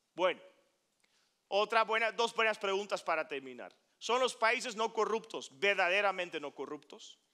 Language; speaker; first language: Spanish; non-native, fluent; Dutch